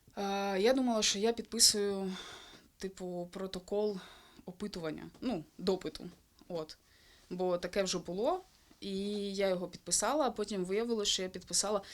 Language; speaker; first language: Ukrainian; non-native, local second language; Russian